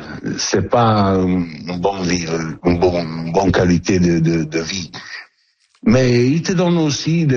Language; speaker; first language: French; non-native, learner; Italian